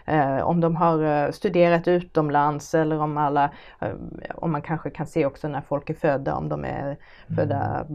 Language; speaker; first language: Swedish; native; Swedish